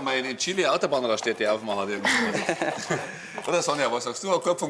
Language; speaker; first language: German; native; German